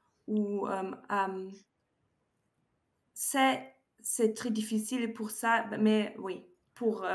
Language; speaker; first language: French; non-native, learner; German